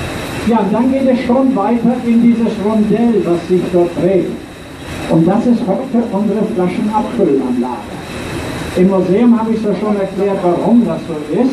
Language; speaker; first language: German; native; German